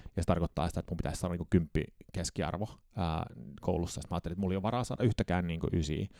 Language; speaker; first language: Finnish; early bilingual, heritage; Finnish